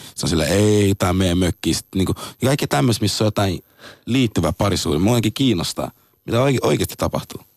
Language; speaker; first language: Finnish; non-native, fluent; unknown